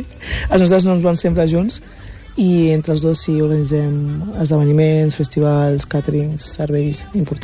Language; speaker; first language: Catalan; early bilingual, other home language; Wolof